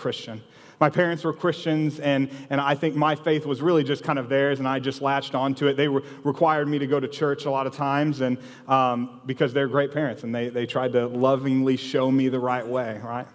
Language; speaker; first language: English; native; English